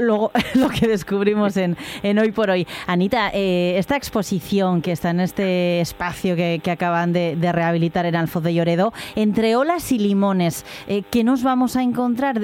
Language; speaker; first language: Spanish; native; Spanish